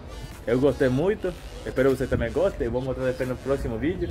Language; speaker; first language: Portuguese; non-native, fluent; Spanish